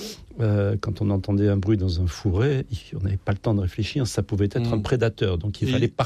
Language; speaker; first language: French; native; French